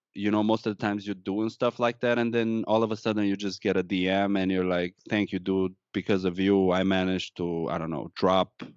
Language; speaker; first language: English; non-native, fluent; Romanian